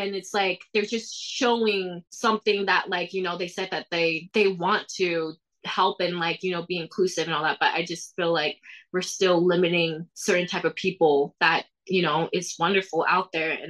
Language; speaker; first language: English; early bilingual, other home language; Thai